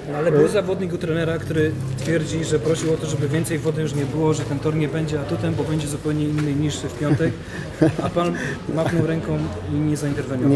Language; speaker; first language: Polish; native; Polish